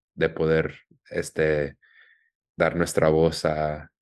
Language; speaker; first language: Spanish; early bilingual, heritage; Spanish